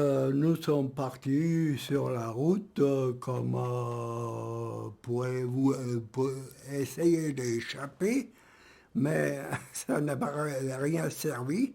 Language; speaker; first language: French; early bilingual, other home language; German